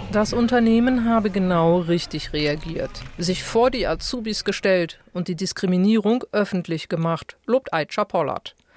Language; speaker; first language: German; native; German